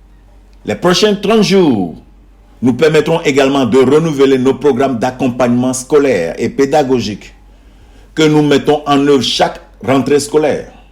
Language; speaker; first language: French; native; French